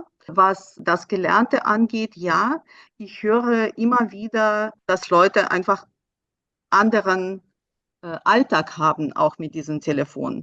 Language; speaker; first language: German; non-native, fluent; Russian